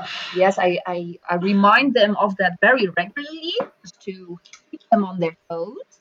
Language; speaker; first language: English; non-native, fluent; Dutch